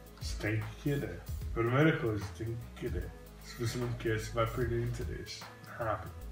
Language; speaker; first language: Portuguese; non-native, fluent; English